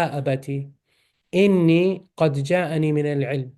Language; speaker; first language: Arabic; non-native, fluent; English